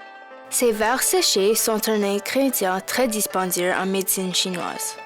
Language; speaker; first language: French; non-native, local second language; English